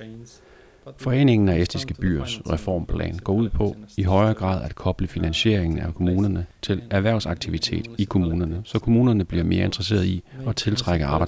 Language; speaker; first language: Danish; native; Danish